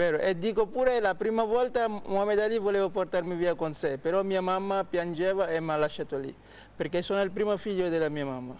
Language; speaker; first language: Italian; non-native, fluent; Wolof